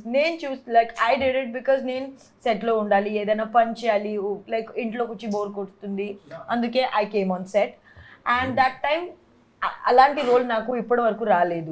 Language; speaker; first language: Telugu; non-native, learner; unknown